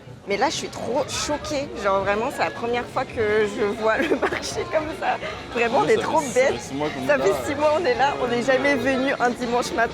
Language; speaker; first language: French; native; French